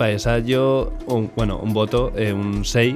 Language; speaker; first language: Italian; non-native, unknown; Spanish